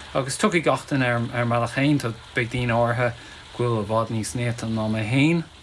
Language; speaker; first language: Irish; native; Irish